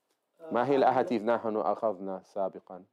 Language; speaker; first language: Arabic; non-native, fluent; English